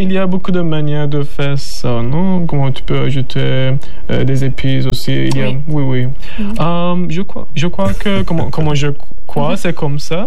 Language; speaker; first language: French; non-native, learner; Turkish